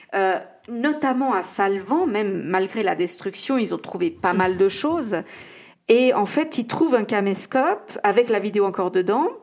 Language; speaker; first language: French; native; French